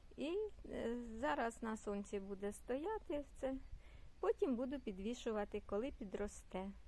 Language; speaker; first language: Ukrainian; non-native, local second language; Russian